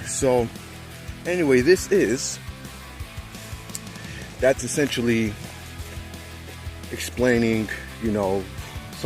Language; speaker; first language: English; native; English